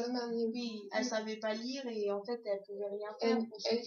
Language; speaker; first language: French; early bilingual, other home language; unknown